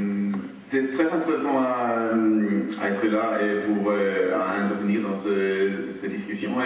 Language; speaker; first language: French; non-native, learner; Swedish